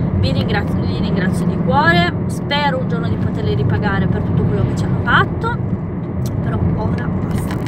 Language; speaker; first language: Italian; non-native, fluent; Romanian